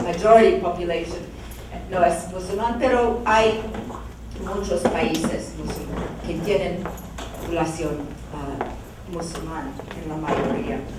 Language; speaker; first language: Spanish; non-native, learner; English